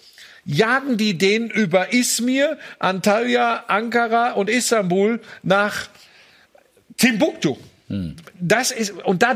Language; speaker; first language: German; native; German